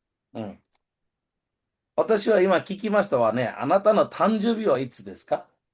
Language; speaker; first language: Japanese; non-native, fluent; Bangla